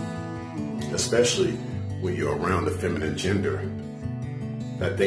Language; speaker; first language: English; native; English